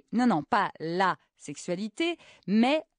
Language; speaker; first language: French; native; French